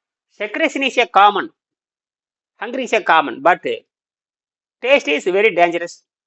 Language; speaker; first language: English; non-native, local second language; Tamil